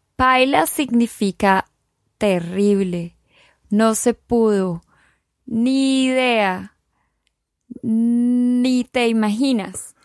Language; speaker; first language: Spanish; native; Spanish